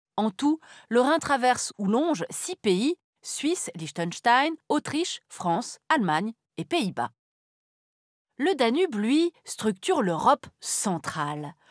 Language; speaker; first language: French; native; French